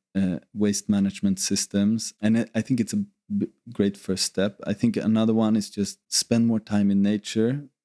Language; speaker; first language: English; non-native, fluent; Swedish